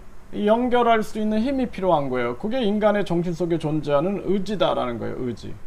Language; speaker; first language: Korean; native; Korean